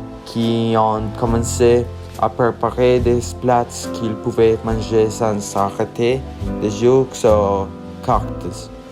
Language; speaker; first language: French; non-native, learner; Spanish